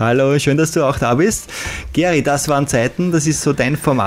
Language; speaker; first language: German; native; German